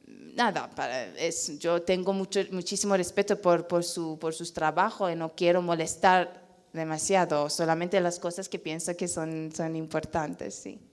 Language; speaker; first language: Spanish; non-native, fluent; Persian